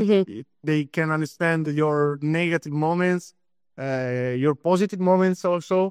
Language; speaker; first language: English; non-native, fluent; Italian